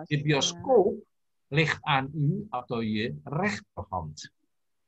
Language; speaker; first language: Dutch; non-native, learner; Indonesian